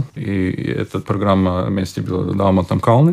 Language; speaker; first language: Russian; non-native, local second language; Latvian